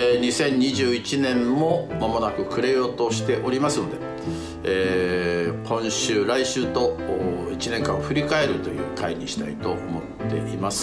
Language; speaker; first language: Japanese; native; Japanese